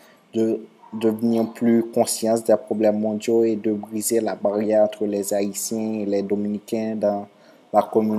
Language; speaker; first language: French; non-native, local second language; Haitian Creole